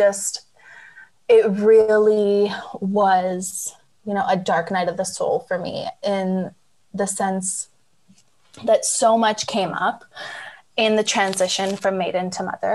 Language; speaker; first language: English; native; English